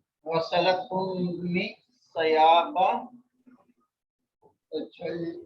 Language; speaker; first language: Arabic; non-native, learner; Urdu